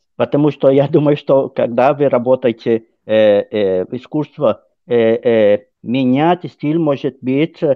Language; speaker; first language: Russian; non-native, learner; Spanish